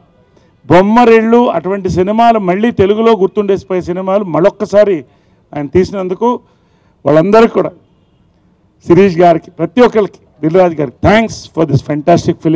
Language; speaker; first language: Telugu; native; Telugu